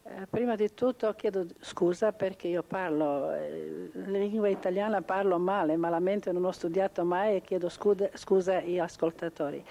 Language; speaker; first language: Italian; non-native, local second language; Croatian